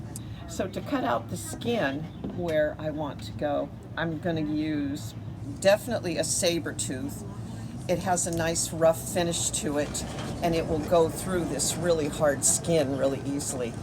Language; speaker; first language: English; native; English